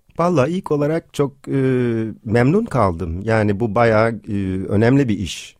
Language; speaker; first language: Turkish; non-native, fluent; English